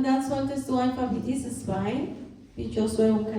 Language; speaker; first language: German; non-native, fluent; Portuguese